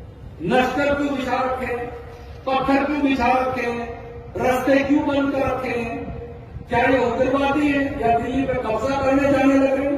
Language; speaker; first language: Hindi; native; Hindi